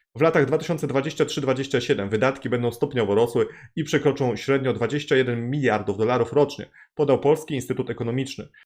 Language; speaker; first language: Polish; native; Polish